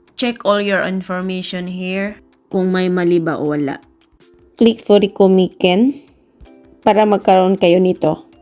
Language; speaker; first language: Filipino; native; Filipino